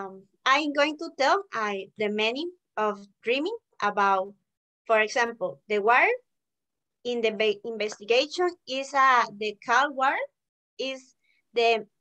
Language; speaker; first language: English; non-native, learner; Spanish